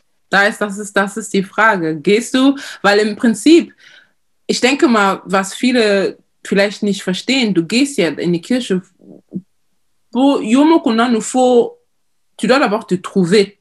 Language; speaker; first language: German; early bilingual, other home language; Lingala